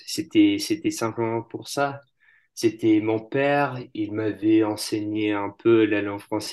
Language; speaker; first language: French; non-native, fluent; English